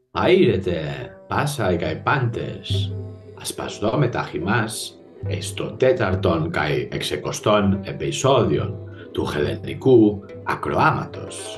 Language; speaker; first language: Greek; non-native, fluent; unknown